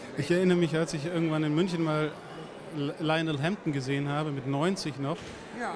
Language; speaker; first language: German; native; German